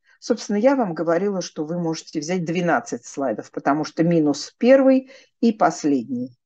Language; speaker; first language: Russian; native; Russian